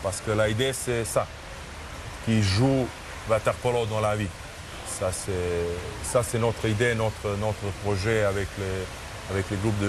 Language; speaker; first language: French; non-native, fluent; Serbian